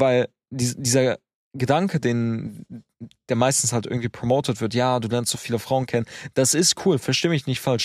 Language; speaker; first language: German; native; German